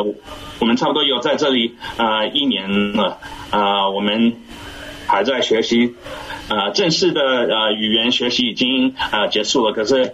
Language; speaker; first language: Chinese; early bilingual, heritage; English